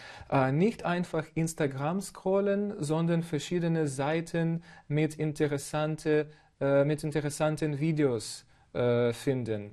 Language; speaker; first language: German; non-native, learner; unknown